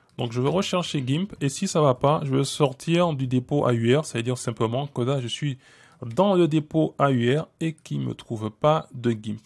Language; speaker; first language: French; native; French